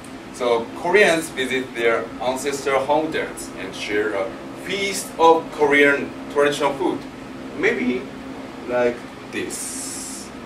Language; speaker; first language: English; non-native, learner; Japanese